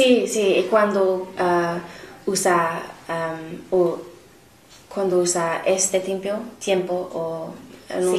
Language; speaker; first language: Spanish; non-native, learner; English